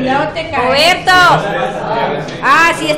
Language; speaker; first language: Spanish; native; Spanish